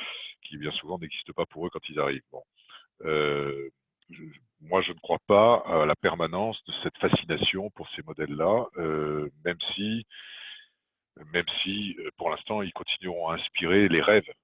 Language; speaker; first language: French; native; French